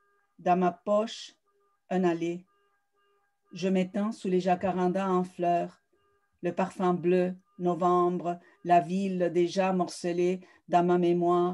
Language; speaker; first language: French; early bilingual, other home language; Spanish